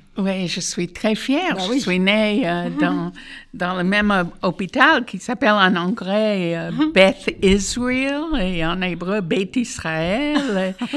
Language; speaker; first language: French; non-native, fluent; English